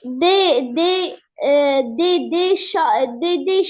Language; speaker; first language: French; non-native, learner; Arabic